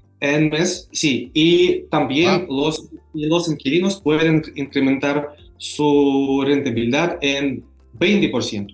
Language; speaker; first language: Spanish; non-native, learner; Russian